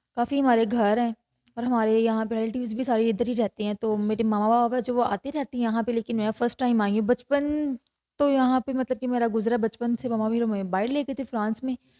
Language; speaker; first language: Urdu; native; Urdu